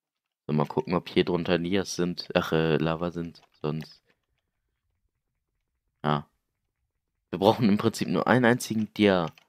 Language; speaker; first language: German; native; German